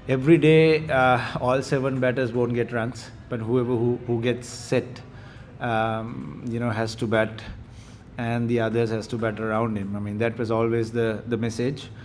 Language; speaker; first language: English; non-native, local second language; Sinhala